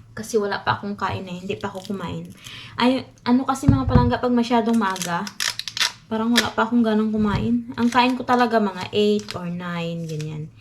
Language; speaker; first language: Filipino; non-native, local second language; Cebuano